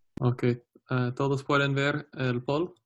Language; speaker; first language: Spanish; non-native, learner; English